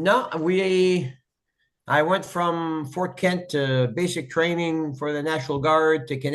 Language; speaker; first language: English; native; English